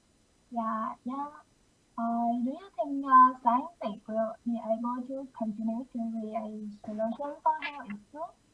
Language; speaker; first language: English; non-native, learner; Vietnamese